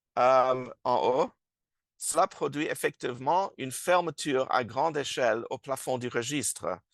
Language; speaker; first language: French; non-native, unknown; English